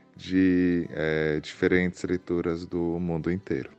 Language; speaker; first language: Portuguese; non-native, fluent; Croatian